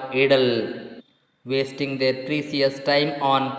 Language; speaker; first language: English; non-native, local second language; Kannada